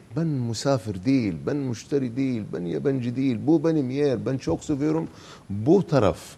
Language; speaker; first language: Turkish; non-native, learner; Arabic